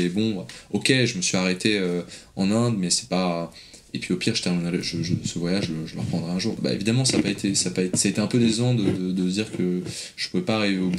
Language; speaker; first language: French; native; French